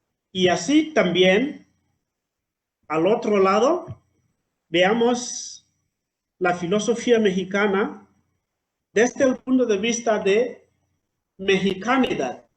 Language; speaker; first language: Spanish; non-native, fluent; Southern Sotho